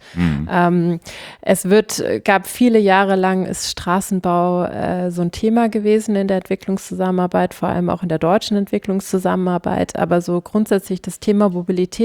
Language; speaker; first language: German; native; German